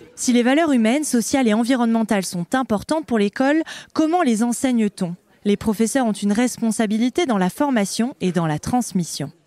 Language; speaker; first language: French; native; French